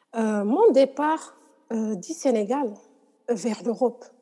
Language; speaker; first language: French; non-native, local second language; Wolof